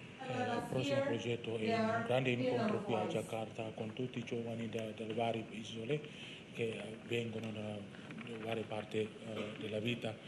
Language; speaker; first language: Italian; non-native, learner; Indonesian